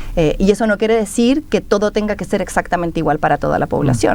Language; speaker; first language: Spanish; native; Spanish